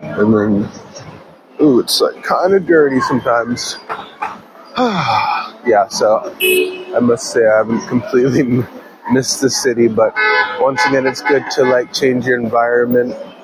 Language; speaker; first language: English; native; English